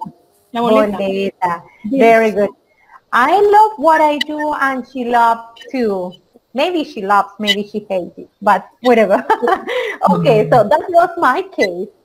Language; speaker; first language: English; non-native, fluent; Spanish